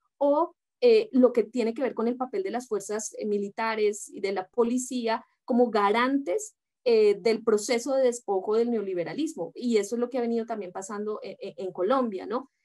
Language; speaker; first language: Spanish; native; Spanish